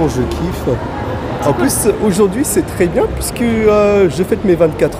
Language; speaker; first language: French; native; French